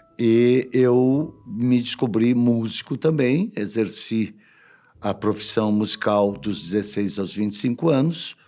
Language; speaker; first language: Portuguese; native; Portuguese